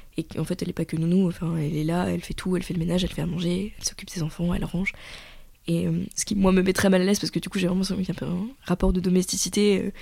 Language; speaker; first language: French; native; French